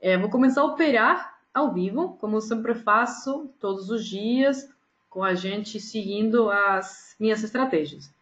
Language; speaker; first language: Portuguese; non-native, fluent; Spanish